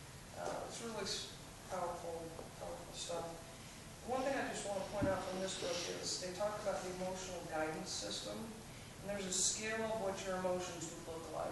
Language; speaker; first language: English; native; English